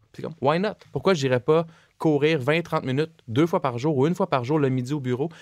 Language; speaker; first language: French; native; French